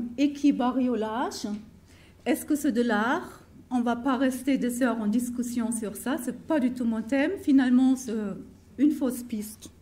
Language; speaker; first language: French; non-native, fluent; German